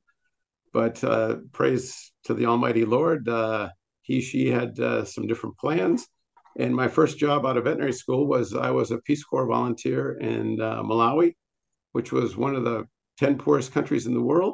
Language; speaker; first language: English; native; English